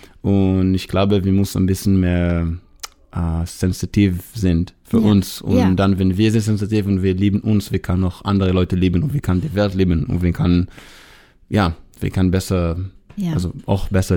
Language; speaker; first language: German; non-native, learner; Hebrew